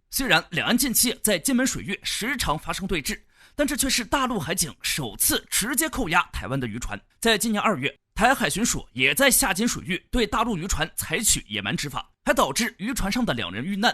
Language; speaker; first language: Chinese; native; Chinese